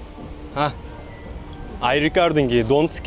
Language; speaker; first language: English; non-native, learner; Turkish